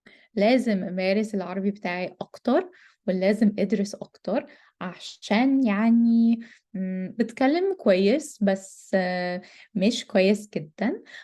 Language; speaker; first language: Arabic; non-native, learner; English